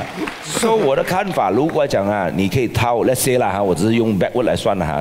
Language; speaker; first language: Chinese; native; Chinese